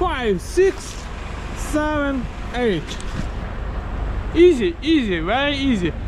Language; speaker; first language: English; non-native, learner; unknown